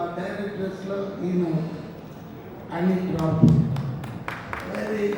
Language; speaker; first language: Telugu; non-native, fluent; Tamil